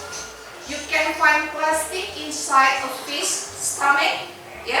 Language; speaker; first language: English; non-native, fluent; Indonesian